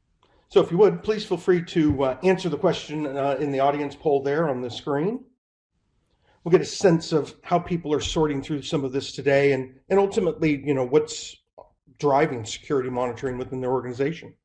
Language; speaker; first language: English; native; English